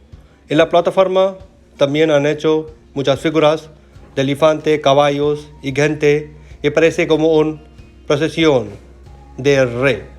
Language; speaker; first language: Spanish; non-native, learner; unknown